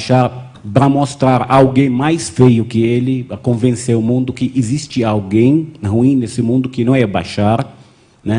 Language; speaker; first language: Portuguese; non-native, fluent; Arabic